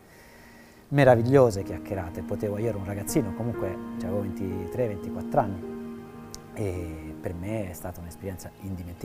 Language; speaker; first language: Italian; native; Italian